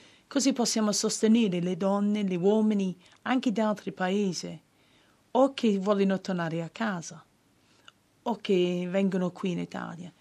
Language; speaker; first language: Italian; non-native, fluent; English